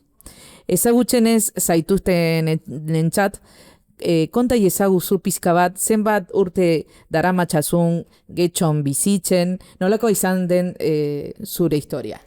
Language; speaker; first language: Basque; non-native, fluent; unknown